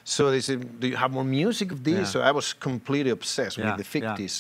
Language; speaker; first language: English; non-native, learner; Spanish